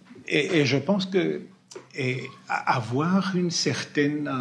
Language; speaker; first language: French; non-native, fluent; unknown